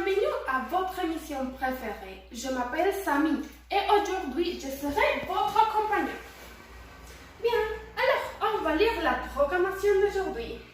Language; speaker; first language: French; non-native, learner; Spanish